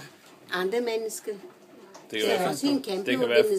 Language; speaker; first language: Danish; non-native, learner; Bulgarian